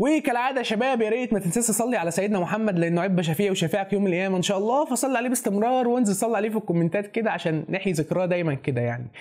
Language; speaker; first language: Arabic; native; Arabic